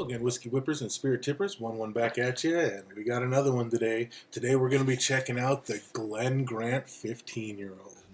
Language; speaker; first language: English; native; English